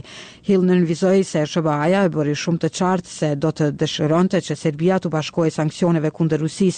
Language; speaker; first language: Albanian; native; Albanian